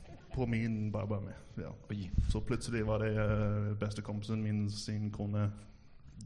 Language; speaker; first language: Norwegian; non-native, fluent; English